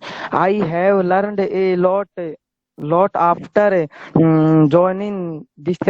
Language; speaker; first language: English; non-native, learner; Hindi